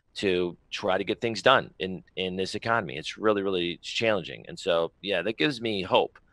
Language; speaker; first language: English; native; English